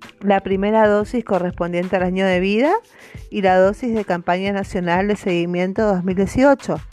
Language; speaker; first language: Spanish; native; Spanish